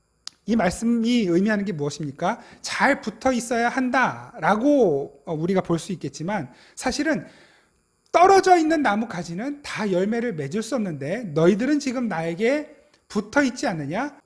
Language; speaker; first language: Korean; native; Korean